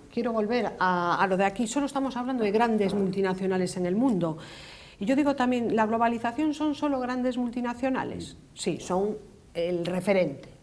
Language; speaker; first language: Spanish; native; Spanish